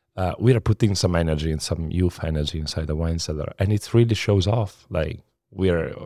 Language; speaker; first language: English; non-native, fluent; Italian